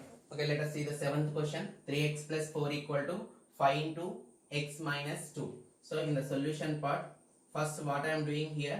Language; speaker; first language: English; non-native, local second language; Telugu